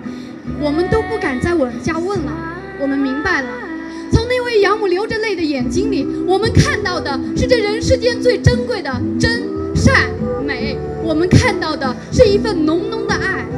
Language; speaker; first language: Chinese; native; Chinese